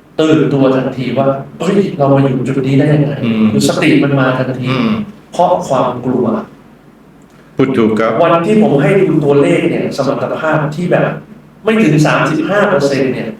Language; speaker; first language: Thai; native; Thai